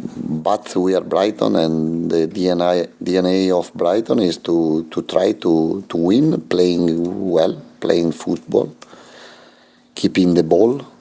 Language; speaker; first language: English; non-native, fluent; Italian